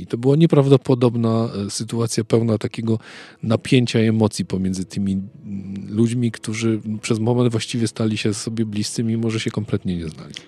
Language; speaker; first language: Polish; native; Polish